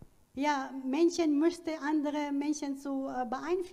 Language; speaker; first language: German; non-native, fluent; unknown